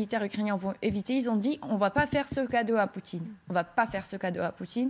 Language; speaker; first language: French; non-native, fluent; Ukrainian